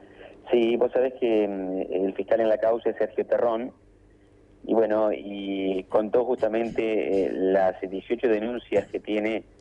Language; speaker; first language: Spanish; native; Spanish